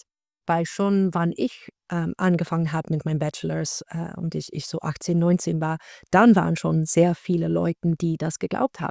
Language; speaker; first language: German; non-native, learner; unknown